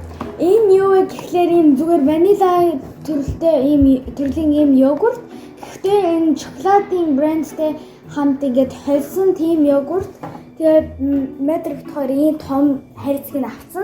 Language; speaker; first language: Mongolian; early bilingual, heritage; Mongolian